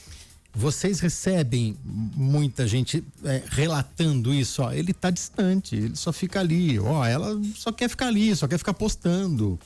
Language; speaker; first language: Portuguese; native; Portuguese